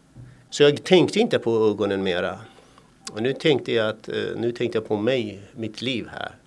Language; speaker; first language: Swedish; non-native, fluent; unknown